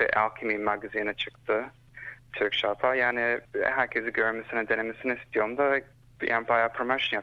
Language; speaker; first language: Turkish; early bilingual, heritage; Turkish